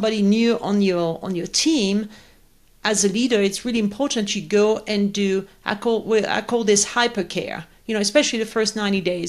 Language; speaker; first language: English; non-native, fluent; French